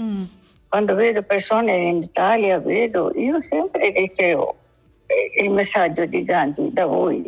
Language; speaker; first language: Italian; non-native, learner; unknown